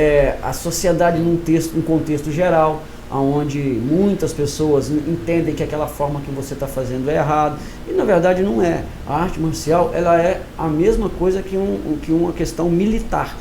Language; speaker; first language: Portuguese; native; Portuguese